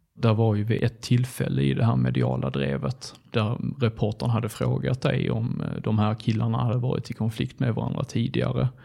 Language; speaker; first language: Swedish; native; Swedish